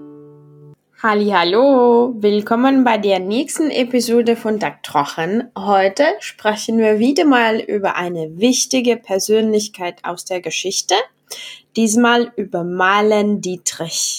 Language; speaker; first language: German; non-native, fluent; Czech